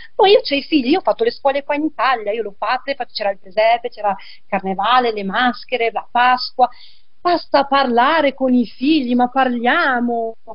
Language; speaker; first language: Italian; native; Italian